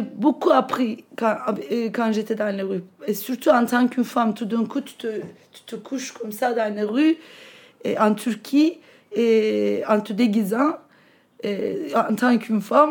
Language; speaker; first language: French; non-native, fluent; Turkish